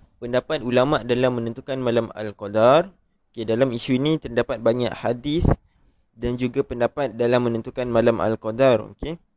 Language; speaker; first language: Malay; native; Malay